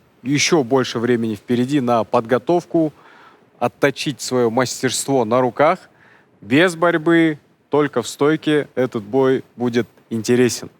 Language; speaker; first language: Russian; non-native, local second language; Kazakh